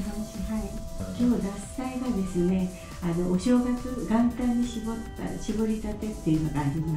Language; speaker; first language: Japanese; native; Japanese